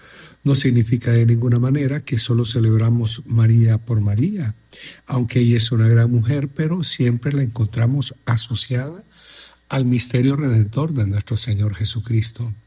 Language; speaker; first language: Spanish; native; Spanish